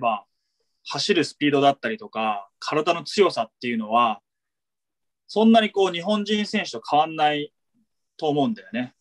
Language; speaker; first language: Japanese; native; Japanese